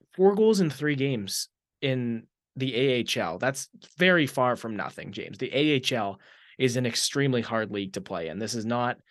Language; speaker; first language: English; native; English